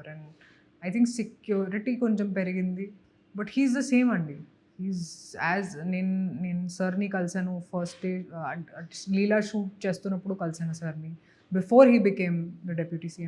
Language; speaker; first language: Telugu; non-native, local second language; Hindi